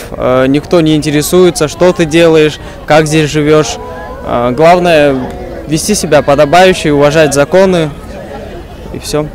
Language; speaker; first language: Russian; non-native, local second language; Kyrgyz